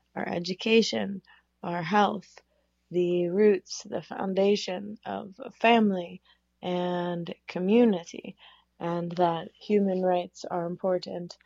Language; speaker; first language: English; native; English